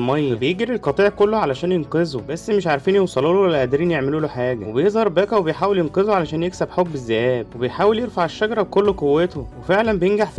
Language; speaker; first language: Arabic; native; Arabic